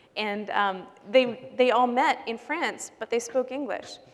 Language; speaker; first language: English; native; English